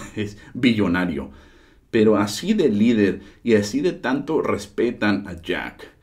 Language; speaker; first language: Spanish; early bilingual, heritage; Spanish